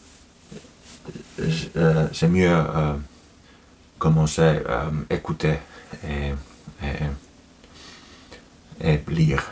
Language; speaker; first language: French; non-native, learner; Finnish